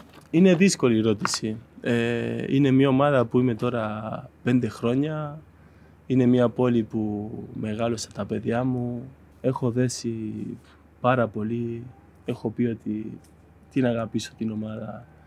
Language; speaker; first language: Greek; non-native, fluent; Spanish